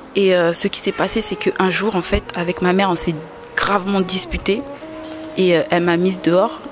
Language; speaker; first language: French; early bilingual, other home language; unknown